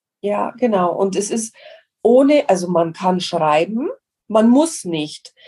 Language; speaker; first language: German; non-native, fluent; English